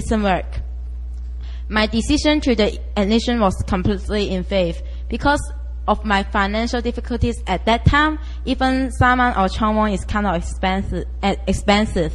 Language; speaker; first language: English; non-native, local second language; Cantonese